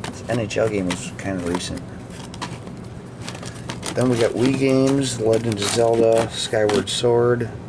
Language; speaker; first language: English; native; English